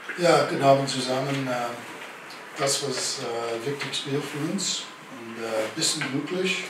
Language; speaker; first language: German; non-native, learner; English